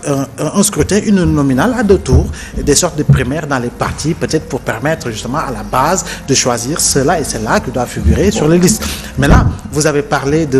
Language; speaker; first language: French; non-native, local second language; Wolof